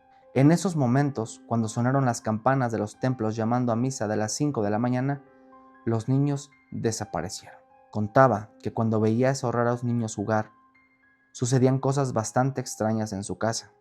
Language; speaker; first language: Spanish; native; Spanish